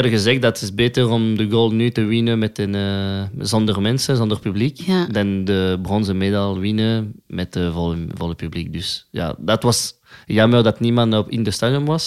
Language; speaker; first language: Dutch; non-native, local second language; French